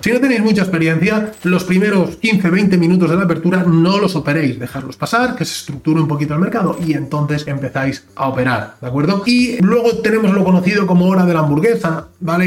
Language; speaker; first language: Spanish; native; Spanish